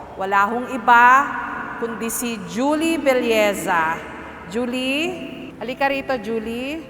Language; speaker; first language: Filipino; native; Filipino